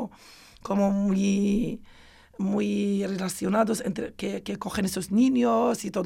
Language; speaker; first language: Spanish; non-native, fluent; Arabic